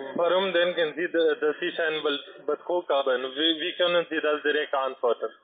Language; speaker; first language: German; non-native, learner; Russian